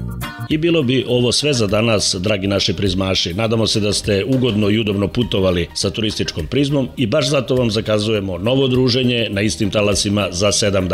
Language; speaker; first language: Serbian; native; Serbian